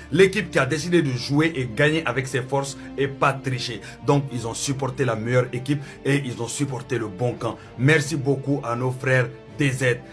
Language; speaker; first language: French; non-native, local second language; Wolof